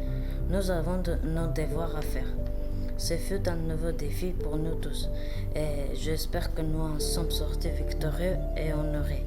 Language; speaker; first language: French; non-native, learner; Armenian